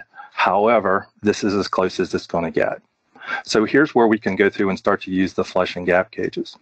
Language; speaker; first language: English; native; English